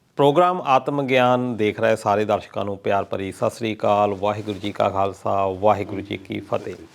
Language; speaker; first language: Punjabi; native; Punjabi